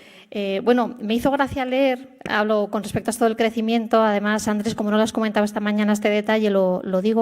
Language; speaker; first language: Spanish; native; Spanish